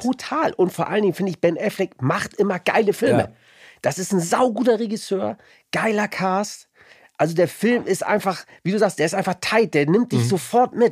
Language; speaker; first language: German; native; German